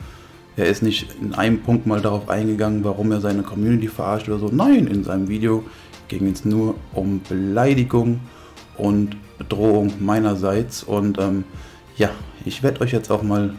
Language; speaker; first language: German; native; German